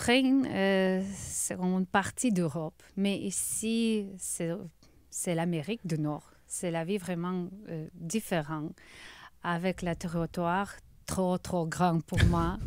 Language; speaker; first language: French; non-native, learner; Ukrainian